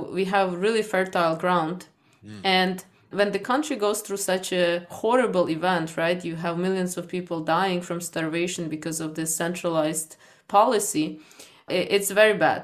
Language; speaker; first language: English; non-native, fluent; Ukrainian